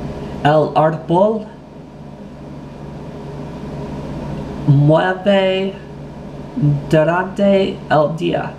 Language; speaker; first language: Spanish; non-native, learner; English